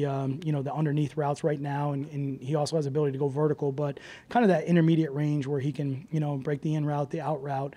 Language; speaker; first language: English; native; English